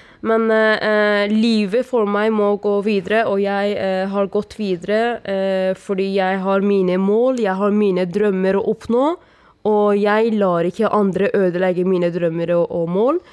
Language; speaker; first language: Norwegian; non-native, fluent; Persian